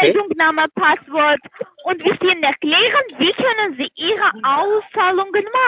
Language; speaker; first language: German; non-native, learner; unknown